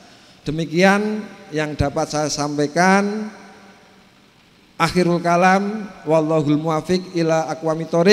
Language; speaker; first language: Indonesian; native; Indonesian